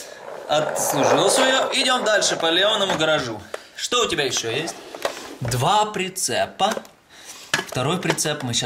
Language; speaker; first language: Russian; native; Russian